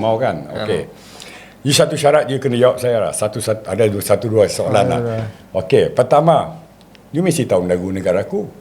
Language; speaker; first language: Malay; native; Malay